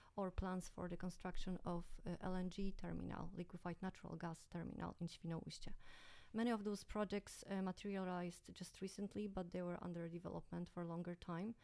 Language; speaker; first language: English; non-native, fluent; Polish